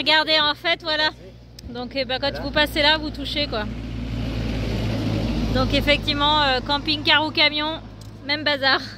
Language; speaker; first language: French; native; French